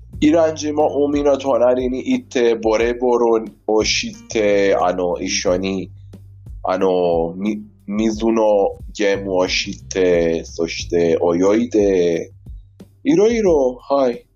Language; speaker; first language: Japanese; non-native, learner; Persian